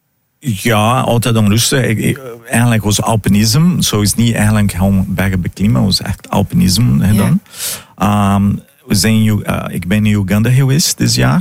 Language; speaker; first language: Dutch; non-native, fluent; Portuguese